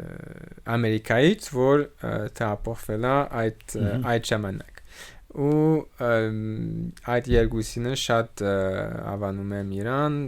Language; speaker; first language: Armenian; non-native, learner; French